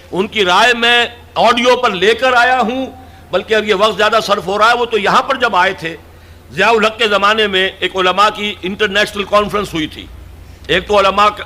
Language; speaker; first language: Urdu; native; Urdu